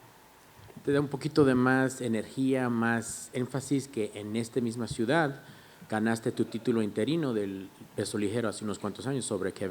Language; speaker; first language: Spanish; native; Spanish